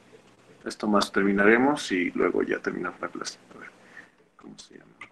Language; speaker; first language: Spanish; native; Spanish